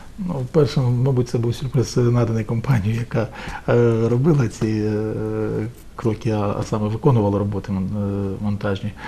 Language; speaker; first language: Ukrainian; native; Ukrainian